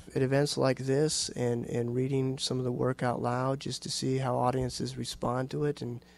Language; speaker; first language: English; native; English